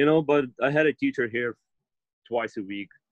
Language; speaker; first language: English; non-native, fluent; Russian